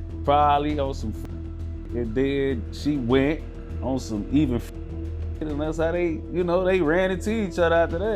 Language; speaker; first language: English; native; English